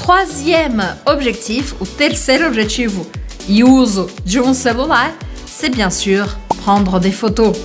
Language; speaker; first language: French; non-native, fluent; Portuguese